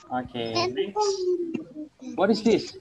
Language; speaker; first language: English; non-native, learner; Indonesian